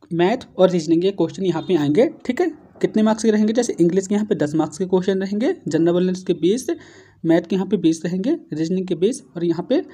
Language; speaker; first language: Hindi; native; Hindi